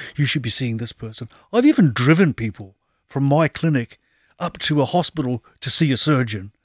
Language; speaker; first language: English; native; English